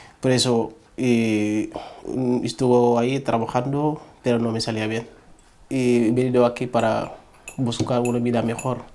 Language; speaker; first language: Spanish; non-native, learner; Wolof